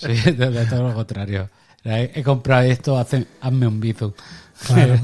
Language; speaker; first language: Spanish; native; Spanish